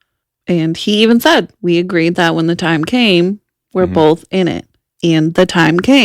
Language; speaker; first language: English; native; English